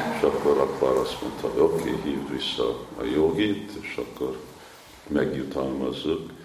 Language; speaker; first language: Hungarian; early bilingual, heritage; Hungarian